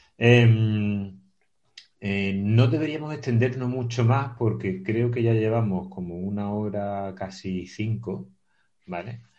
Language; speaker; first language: Spanish; native; Spanish